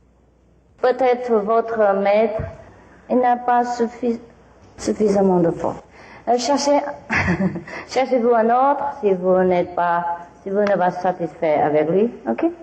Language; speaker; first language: French; non-native, learner; Vietnamese